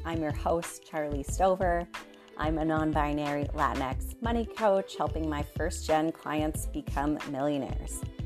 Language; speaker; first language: English; early bilingual, other home language; Spanish